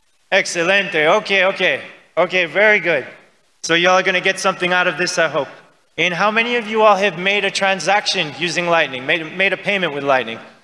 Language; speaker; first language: English; native; English